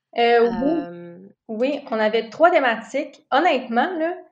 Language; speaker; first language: French; native; French